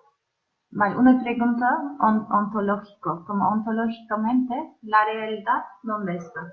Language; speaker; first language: Spanish; non-native, learner; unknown